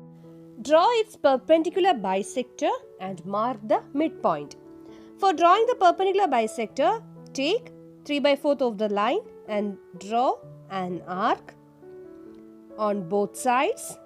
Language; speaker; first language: English; non-native, local second language; Malayalam